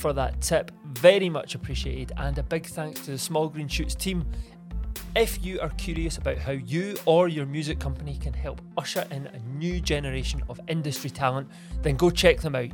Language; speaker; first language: English; native; English